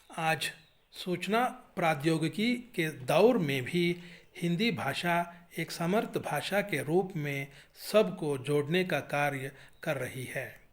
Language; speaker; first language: Hindi; non-native, local second language; Kannada